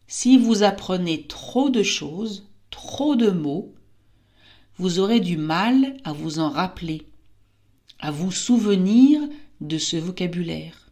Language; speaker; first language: French; native; French